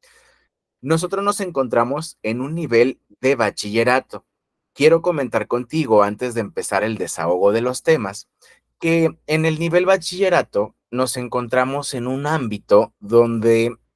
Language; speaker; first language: Spanish; native; Spanish